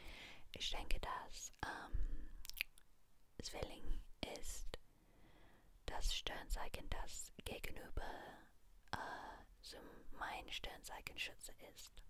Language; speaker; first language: German; non-native, learner; English